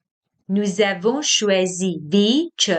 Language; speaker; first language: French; non-native, fluent; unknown